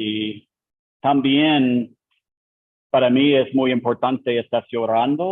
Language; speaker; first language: Spanish; non-native, learner; English